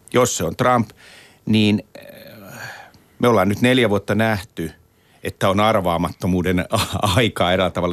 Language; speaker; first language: Finnish; native; Finnish